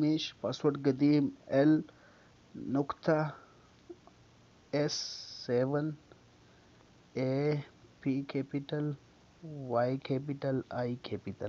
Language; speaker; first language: Arabic; non-native, learner; Urdu